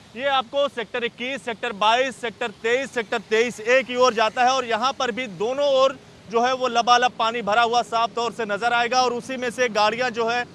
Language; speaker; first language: Hindi; native; Hindi